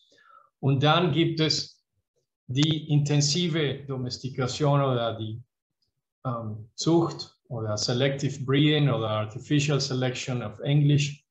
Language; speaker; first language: German; non-native, fluent; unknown